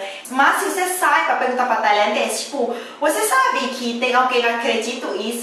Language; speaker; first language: Portuguese; non-native, learner; Thai